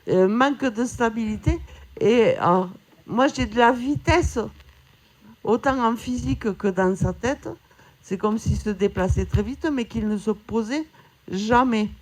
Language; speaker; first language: French; native; French